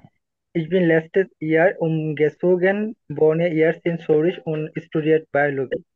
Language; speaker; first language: German; non-native, learner; Bangla